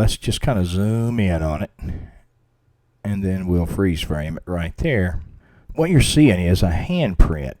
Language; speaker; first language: English; native; English